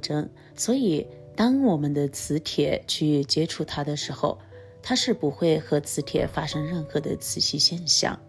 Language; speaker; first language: Chinese; native; Chinese